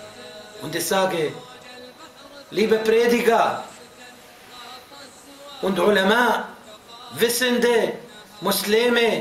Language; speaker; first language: German; non-native, fluent; Arabic